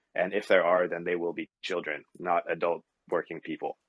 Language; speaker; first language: English; native; English